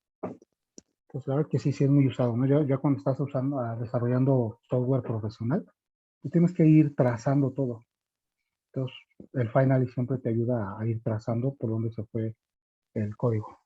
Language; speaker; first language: Spanish; native; Spanish